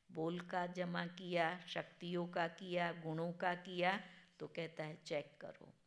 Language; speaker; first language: Hindi; non-native, local second language; Gujarati